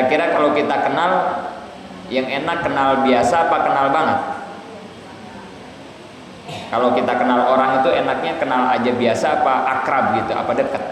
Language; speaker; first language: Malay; non-native, local second language; Sundanese